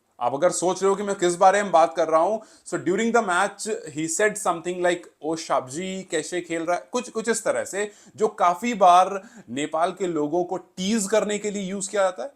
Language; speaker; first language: Hindi; native; Hindi